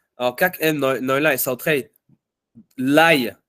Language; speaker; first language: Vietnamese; non-native, learner; French